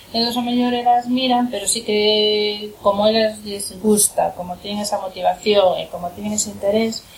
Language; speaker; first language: Spanish; non-native, local second language; Galician